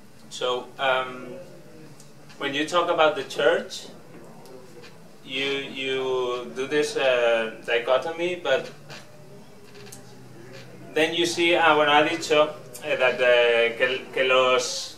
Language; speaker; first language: English; non-native, fluent; Spanish